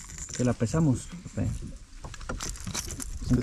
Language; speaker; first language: Spanish; native; Spanish